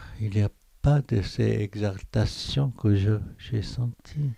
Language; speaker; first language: French; non-native, fluent; Korean